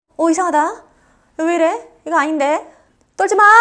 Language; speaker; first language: Korean; native; Korean